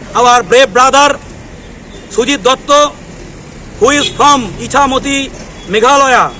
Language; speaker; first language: English; non-native, local second language; Bangla